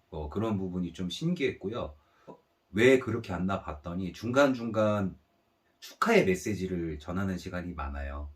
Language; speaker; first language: Korean; native; Korean